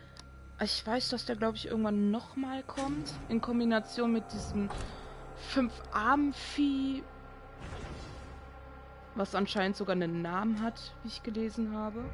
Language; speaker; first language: German; native; German